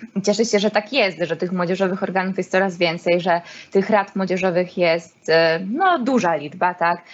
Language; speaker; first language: Polish; native; Polish